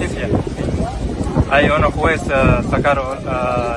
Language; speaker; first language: Spanish; non-native, learner; Arabic